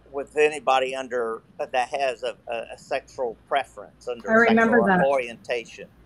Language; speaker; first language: English; native; English